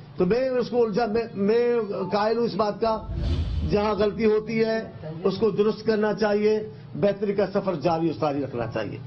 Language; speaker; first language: Urdu; non-native, local second language; Sindhi